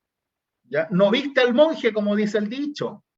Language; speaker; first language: Spanish; native; Spanish